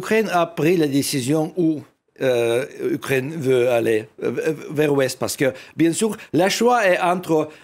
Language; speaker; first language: French; non-native, fluent; Russian